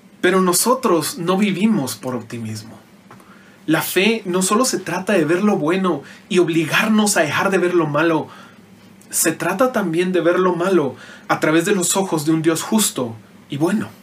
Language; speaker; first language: Spanish; native; Spanish